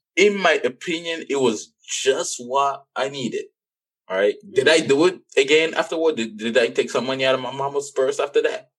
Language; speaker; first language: English; non-native, local second language; French